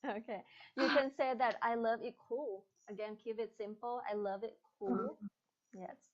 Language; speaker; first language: English; non-native, fluent; Thai